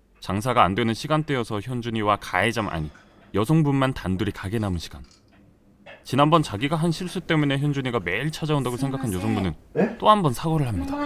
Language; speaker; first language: Korean; native; Korean